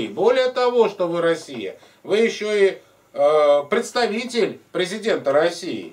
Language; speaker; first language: Russian; native; Russian